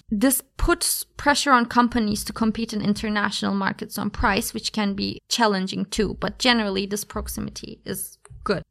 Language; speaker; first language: English; non-native, fluent; Turkish